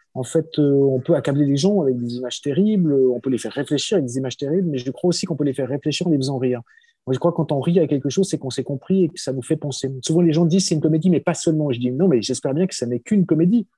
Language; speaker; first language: French; native; French